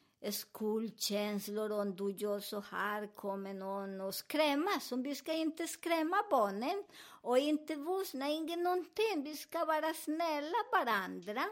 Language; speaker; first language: Swedish; non-native, fluent; Spanish